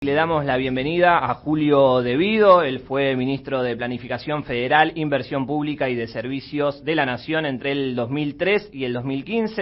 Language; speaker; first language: Spanish; native; Spanish